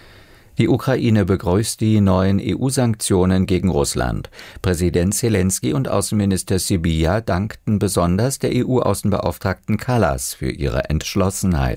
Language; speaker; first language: German; native; German